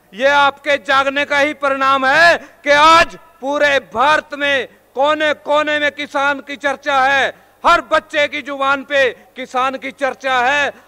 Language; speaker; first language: Hindi; native; Hindi